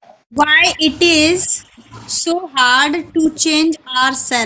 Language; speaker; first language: English; non-native, learner; Hindi